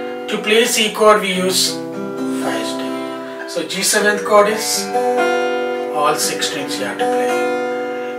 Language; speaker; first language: English; non-native, local second language; Telugu